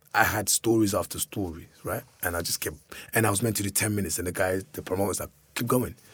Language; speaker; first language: English; early bilingual, other home language; Lingala